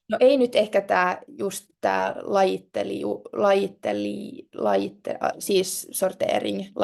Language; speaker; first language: Finnish; non-native, local second language; Swedish